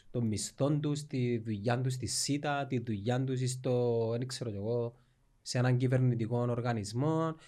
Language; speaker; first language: Greek; native; Greek